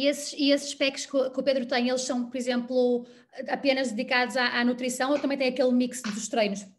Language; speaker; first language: Portuguese; native; Portuguese